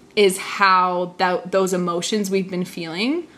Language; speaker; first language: English; early bilingual, other home language; Spanish